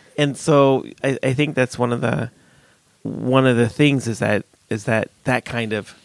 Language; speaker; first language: English; native; English